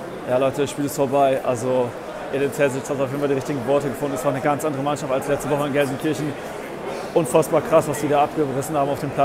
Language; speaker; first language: German; native; German